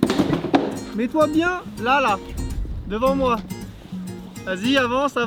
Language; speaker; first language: French; native; French